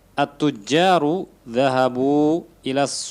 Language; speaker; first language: Arabic; non-native, learner; Indonesian